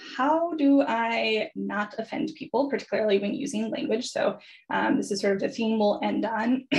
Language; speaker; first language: English; native; English